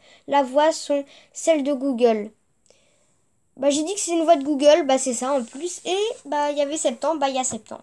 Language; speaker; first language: French; native; French